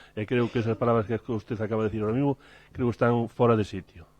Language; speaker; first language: Spanish; non-native, local second language; Galician